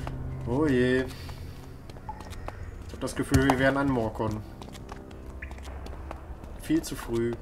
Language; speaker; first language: German; native; German